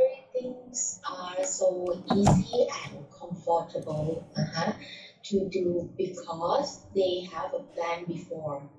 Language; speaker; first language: English; non-native, learner; Thai